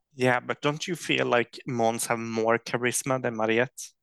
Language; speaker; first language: English; non-native, fluent; Swedish